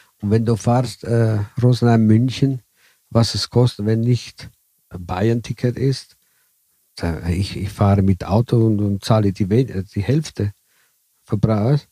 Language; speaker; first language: German; early bilingual, heritage; Italian